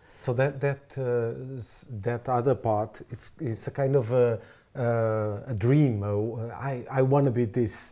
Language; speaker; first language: English; non-native, fluent; Portuguese